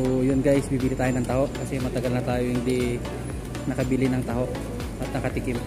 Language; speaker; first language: Filipino; non-native, local second language; Iloko